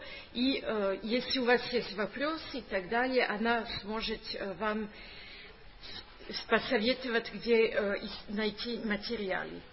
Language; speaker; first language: Russian; non-native, fluent; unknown